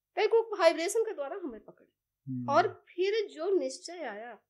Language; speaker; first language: Hindi; native; Hindi